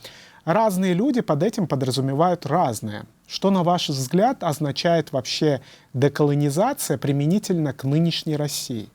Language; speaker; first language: Russian; native; Russian